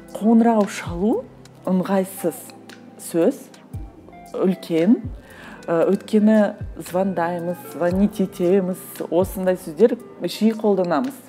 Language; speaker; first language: Kazakh; non-native, local second language; Russian